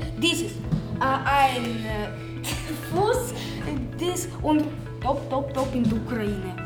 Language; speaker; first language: German; non-native, learner; Russian